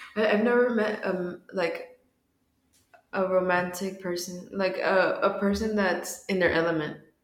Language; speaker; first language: English; early bilingual, other home language; Spanish